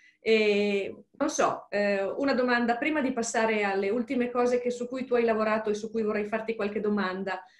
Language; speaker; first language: Italian; native; Italian